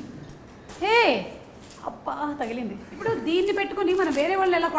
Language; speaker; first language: Telugu; native; Telugu